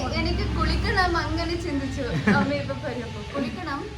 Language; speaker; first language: Malayalam; non-native, local second language; Kannada